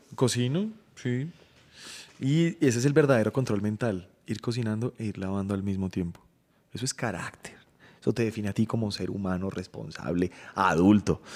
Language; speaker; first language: Spanish; native; Spanish